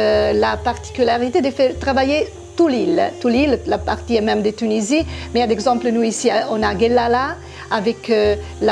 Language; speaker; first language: French; non-native, fluent; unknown